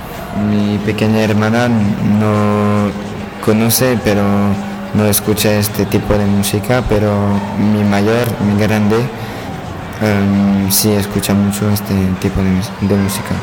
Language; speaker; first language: Spanish; non-native, learner; French